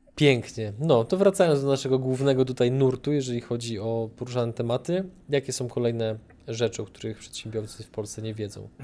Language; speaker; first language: Polish; native; Polish